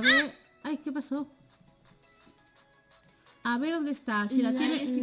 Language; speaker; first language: Spanish; native; Spanish